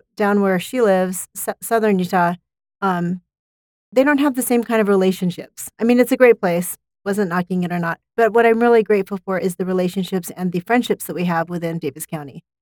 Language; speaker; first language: English; native; English